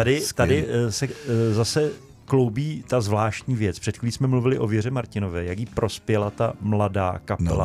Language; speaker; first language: Czech; native; Czech